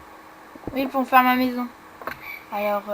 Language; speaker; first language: French; native; French